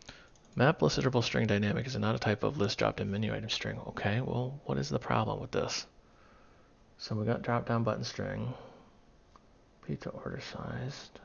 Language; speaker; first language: English; native; English